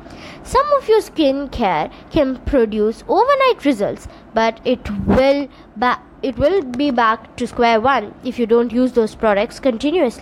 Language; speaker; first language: English; non-native, local second language; Tamil